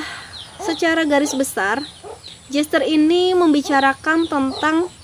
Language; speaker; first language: Indonesian; native; Indonesian